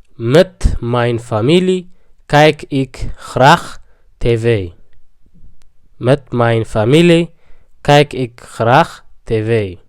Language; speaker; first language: Dutch; non-native, fluent; Tigrinya